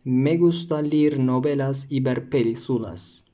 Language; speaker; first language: Spanish; non-native, learner; Turkish